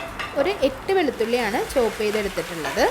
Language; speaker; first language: Malayalam; native; Malayalam